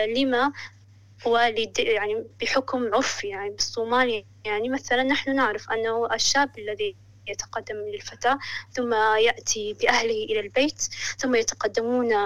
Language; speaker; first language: Arabic; non-native, local second language; Somali